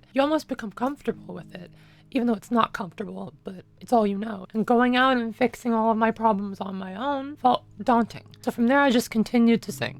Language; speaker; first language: English; native; English